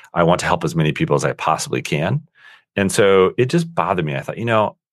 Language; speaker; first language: English; native; English